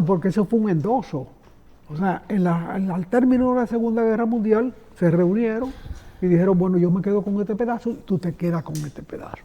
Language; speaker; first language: Spanish; native; Spanish